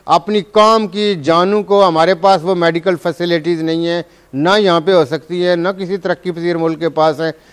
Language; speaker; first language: Urdu; non-native, local second language; Punjabi